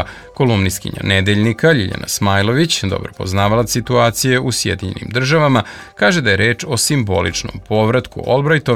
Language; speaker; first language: Serbian; native; Serbian